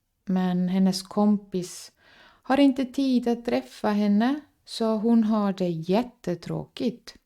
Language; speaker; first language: Swedish; non-native, fluent; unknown